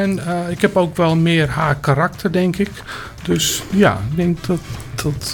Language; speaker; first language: Dutch; native; Dutch